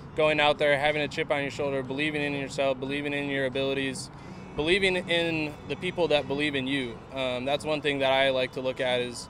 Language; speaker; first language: English; native; English